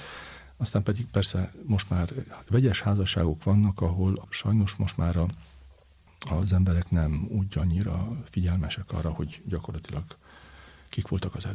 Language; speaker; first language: Hungarian; native; Hungarian